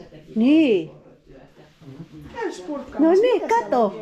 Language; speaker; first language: Finnish; non-native, learner; Filipino